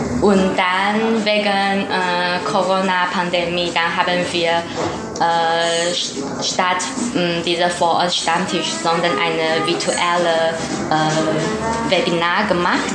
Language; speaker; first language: German; non-native, learner; Chinese